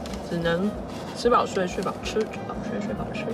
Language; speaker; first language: Chinese; native; Chinese